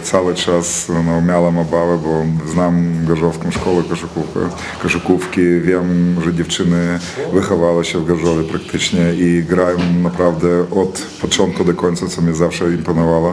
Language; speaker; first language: Polish; non-native, fluent; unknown